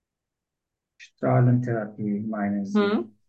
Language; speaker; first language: German; non-native, learner; Turkish